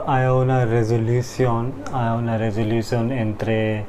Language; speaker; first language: Spanish; non-native, learner; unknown